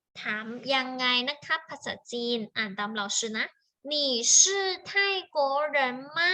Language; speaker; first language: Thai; native; Thai